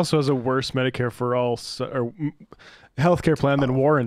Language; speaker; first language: English; native; English